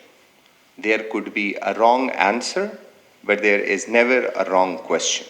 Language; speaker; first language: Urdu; non-native, local second language; Pashto